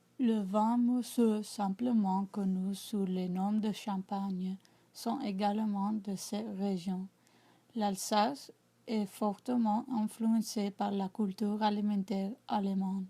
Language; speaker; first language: French; non-native, learner; English